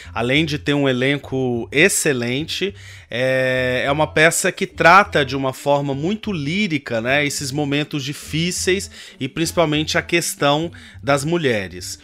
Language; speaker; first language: Portuguese; native; Portuguese